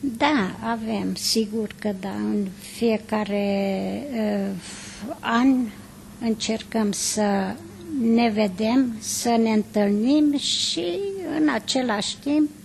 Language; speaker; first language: Romanian; non-native, local second language; Hungarian